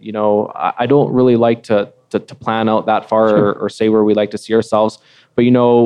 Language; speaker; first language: English; native; English